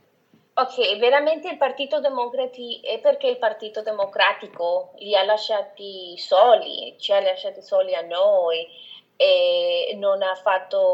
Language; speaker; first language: Italian; non-native, fluent; Spanish